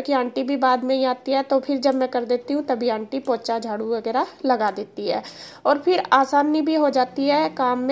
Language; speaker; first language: Hindi; native; Hindi